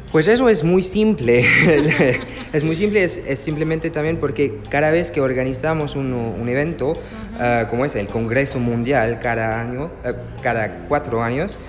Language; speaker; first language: Spanish; non-native, learner; French